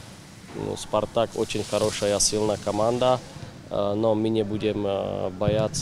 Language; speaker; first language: Russian; non-native, fluent; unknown